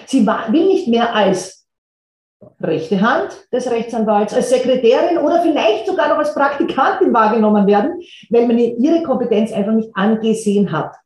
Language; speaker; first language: German; native; German